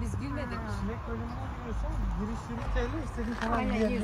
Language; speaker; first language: Turkish; native; Turkish